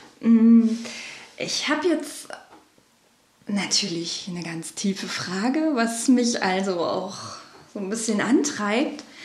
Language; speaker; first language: German; native; German